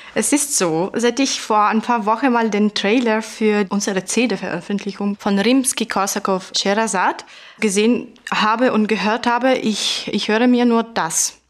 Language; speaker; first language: German; non-native, fluent; Italian